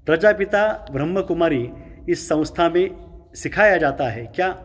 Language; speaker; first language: Hindi; non-native, local second language; Marathi